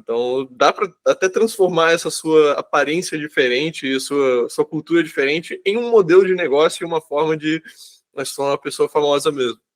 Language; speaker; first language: Portuguese; native; Portuguese